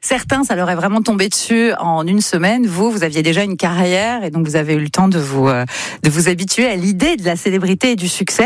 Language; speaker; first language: French; native; French